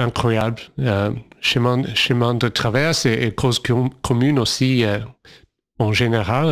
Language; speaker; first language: French; non-native, fluent; English